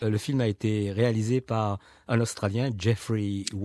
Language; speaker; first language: French; native; French